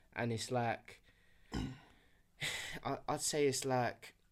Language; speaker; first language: English; early bilingual, other home language; Yoruba